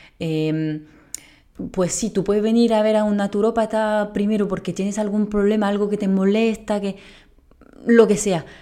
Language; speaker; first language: Spanish; non-native, fluent; French